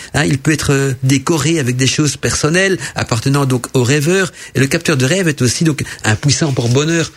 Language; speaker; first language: French; non-native, fluent; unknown